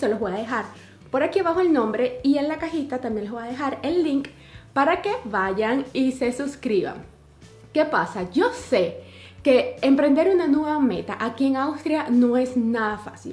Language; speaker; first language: Spanish; native; Spanish